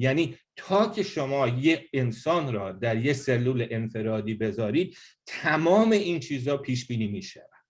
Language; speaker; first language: Persian; early bilingual, heritage; Persian